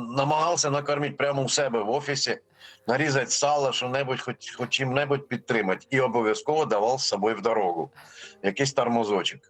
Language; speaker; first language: Ukrainian; non-native, fluent; Armenian